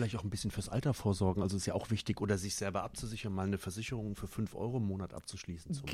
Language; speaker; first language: German; native; German